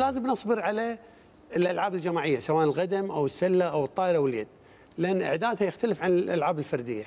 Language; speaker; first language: Arabic; native; Arabic